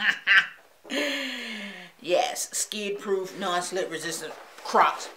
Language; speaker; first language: English; native; English